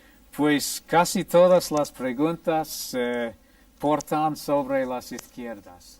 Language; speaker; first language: Spanish; non-native, fluent; English